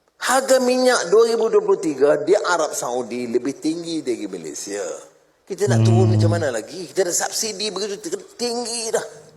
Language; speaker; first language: Malay; native; Malay